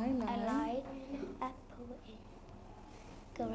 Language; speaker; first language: English; non-native, learner; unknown